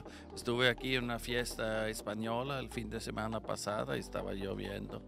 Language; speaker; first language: Spanish; non-native, fluent; German